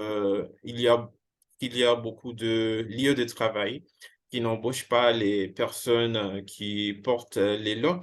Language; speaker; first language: French; non-native, fluent; English